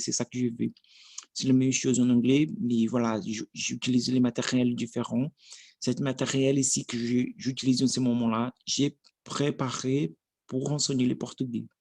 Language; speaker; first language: French; non-native, learner; Portuguese